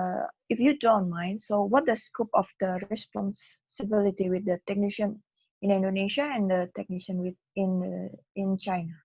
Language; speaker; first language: English; non-native, fluent; Indonesian